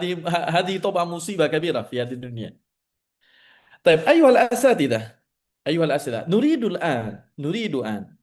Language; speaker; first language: Arabic; non-native, fluent; Indonesian